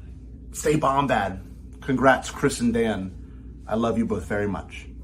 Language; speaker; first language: English; native; English